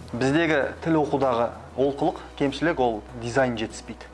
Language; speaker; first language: Kazakh; native; Kazakh